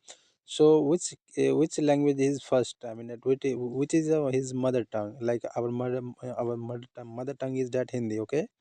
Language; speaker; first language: English; non-native, learner; Hindi